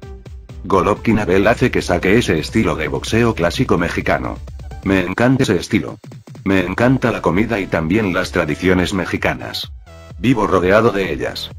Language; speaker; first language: Spanish; native; Spanish